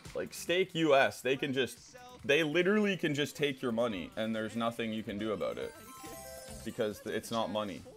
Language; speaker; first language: English; native; English